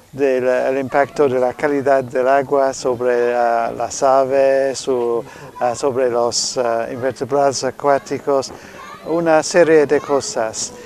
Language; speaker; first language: Spanish; non-native, fluent; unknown